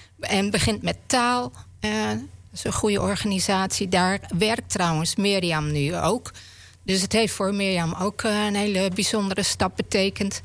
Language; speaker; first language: Dutch; native; Dutch